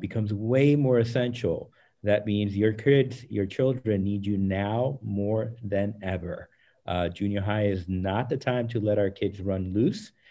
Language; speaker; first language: English; early bilingual, other home language; Spanish